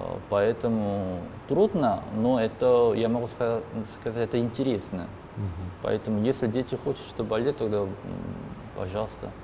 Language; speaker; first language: Russian; non-native, learner; Korean